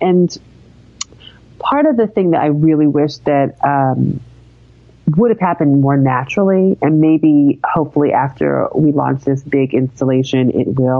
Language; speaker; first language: English; native; English